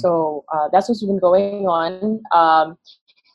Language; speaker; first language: English; non-native, local second language; Hiligaynon